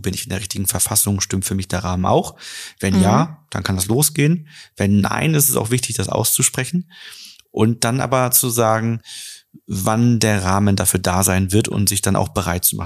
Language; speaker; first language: German; native; German